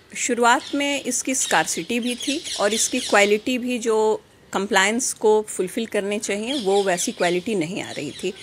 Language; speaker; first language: Hindi; native; Hindi